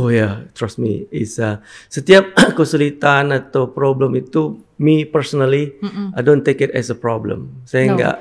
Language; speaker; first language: English; non-native, fluent; Indonesian